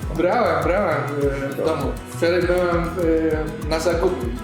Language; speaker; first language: Polish; non-native, learner; Spanish